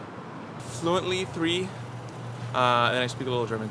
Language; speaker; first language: English; non-native, learner; Khmer